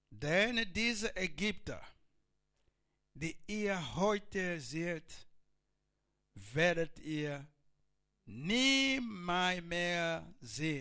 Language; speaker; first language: German; non-native, learner; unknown